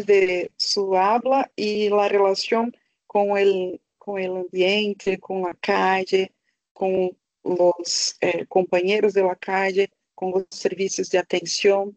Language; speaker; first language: Spanish; non-native, fluent; Portuguese